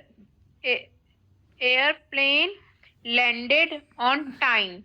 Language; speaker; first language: English; non-native, learner; Hindi